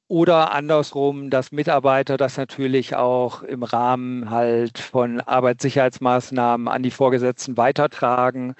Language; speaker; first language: German; native; German